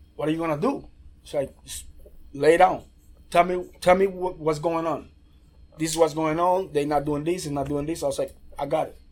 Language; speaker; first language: English; non-native, fluent; Spanish